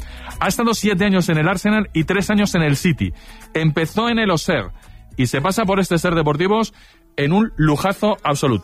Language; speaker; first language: Spanish; native; Spanish